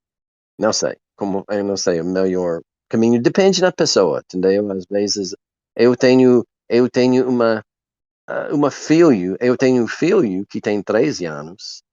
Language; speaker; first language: Portuguese; non-native, learner; English